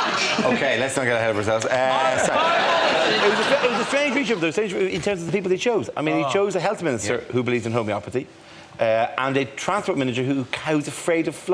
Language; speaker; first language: English; native; English